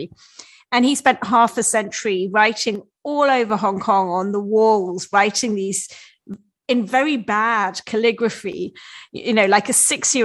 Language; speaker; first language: English; native; English